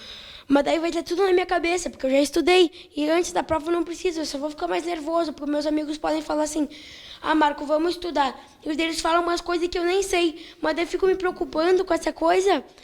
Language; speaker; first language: Portuguese; native; Portuguese